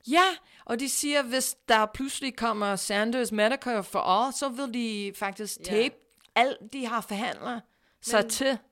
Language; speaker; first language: Danish; non-native, fluent; English